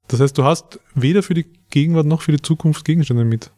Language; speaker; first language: German; native; German